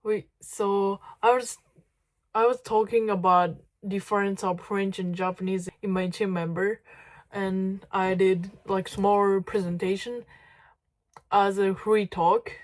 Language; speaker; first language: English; non-native, learner; Japanese